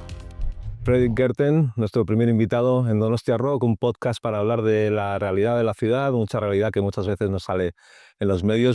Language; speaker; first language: Spanish; native; Spanish